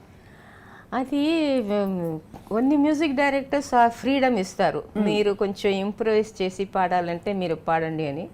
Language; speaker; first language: Telugu; non-native, local second language; Tamil